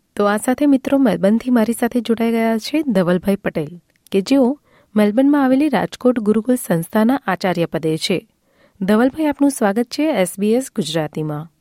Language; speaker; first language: Gujarati; native; Gujarati